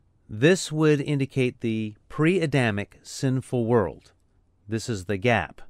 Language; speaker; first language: English; native; English